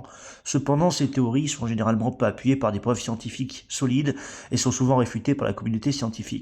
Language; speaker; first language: French; native; French